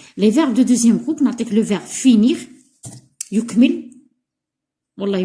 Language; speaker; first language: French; non-native, local second language; Arabic